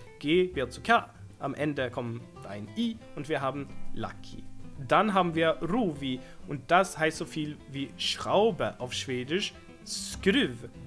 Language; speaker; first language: German; non-native, fluent; Swedish